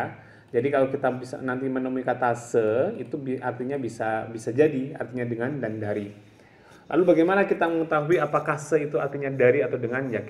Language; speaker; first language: Indonesian; non-native, local second language; Javanese